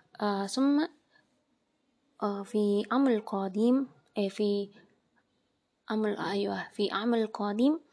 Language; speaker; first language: Arabic; non-native, learner; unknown